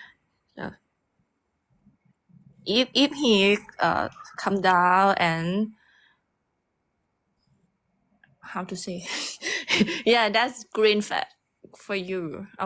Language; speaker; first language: English; non-native, learner; Thai